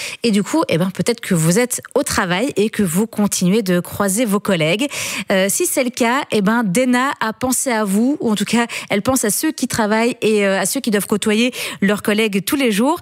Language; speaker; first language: French; native; French